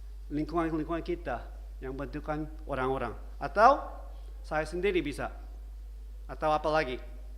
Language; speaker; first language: Indonesian; non-native, learner; Korean